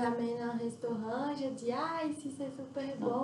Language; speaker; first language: French; non-native, fluent; Portuguese